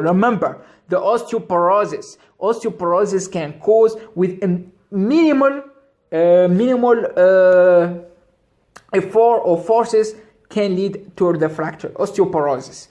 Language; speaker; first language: English; non-native, local second language; Arabic